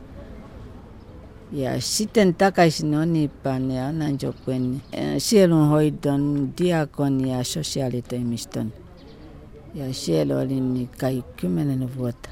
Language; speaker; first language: Finnish; non-native, fluent; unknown